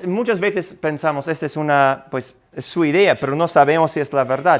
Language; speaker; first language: Spanish; non-native, fluent; English